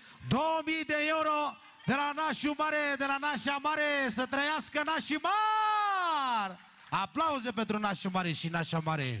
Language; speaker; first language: Romanian; non-native, local second language; Turkish